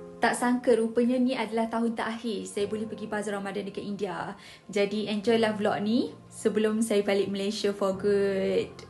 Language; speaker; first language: Malay; native; Malay